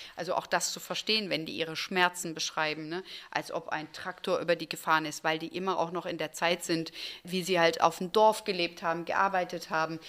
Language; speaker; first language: German; early bilingual, other home language; Turkish